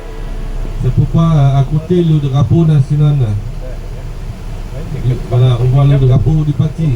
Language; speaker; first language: French; non-native, fluent; Vietnamese